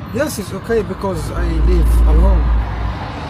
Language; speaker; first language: English; non-native, learner; Arabic